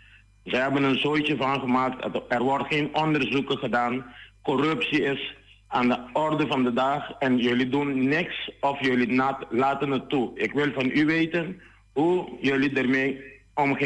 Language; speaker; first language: Dutch; non-native, local second language; Papiamento